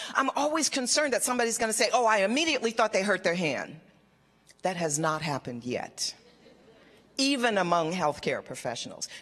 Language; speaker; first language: English; native; English